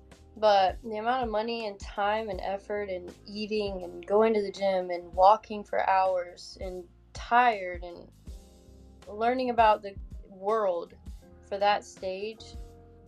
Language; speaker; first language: English; native; English